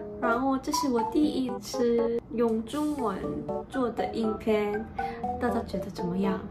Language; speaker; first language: Chinese; non-native, learner; Korean